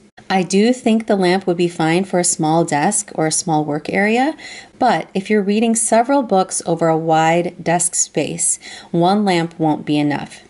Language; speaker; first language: English; native; English